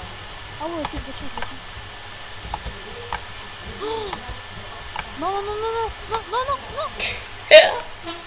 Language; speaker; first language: French; native; French